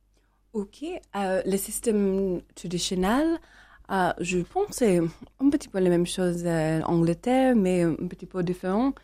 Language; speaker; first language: French; non-native, learner; English